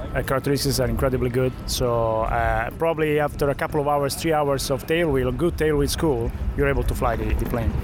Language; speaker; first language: English; non-native, fluent; Italian